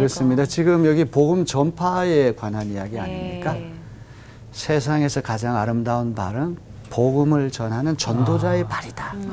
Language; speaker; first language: Korean; native; Korean